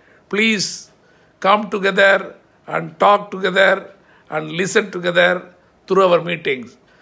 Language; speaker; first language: English; non-native, local second language; Tamil